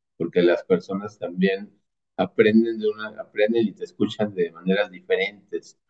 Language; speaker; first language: Spanish; native; Spanish